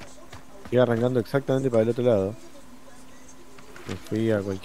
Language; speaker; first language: Spanish; native; Spanish